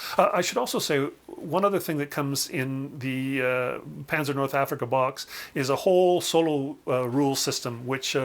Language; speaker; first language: English; native; English